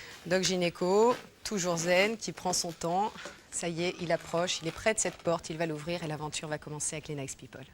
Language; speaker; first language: French; native; French